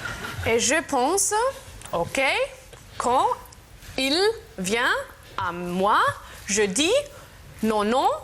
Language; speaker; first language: French; non-native, learner; German